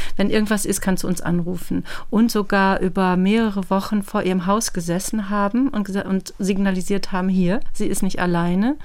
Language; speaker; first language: German; native; German